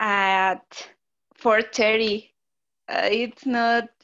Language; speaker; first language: English; non-native, learner; Spanish